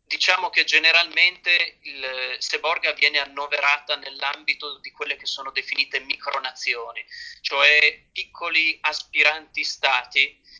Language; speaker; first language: Italian; native; Italian